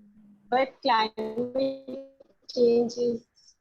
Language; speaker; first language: English; non-native, learner; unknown